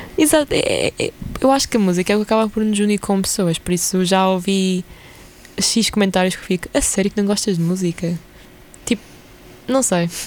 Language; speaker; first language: Portuguese; early bilingual, other home language; Ukrainian